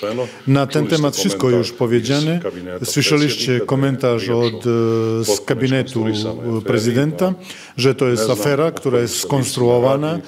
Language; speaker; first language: Polish; non-native, fluent; Serbian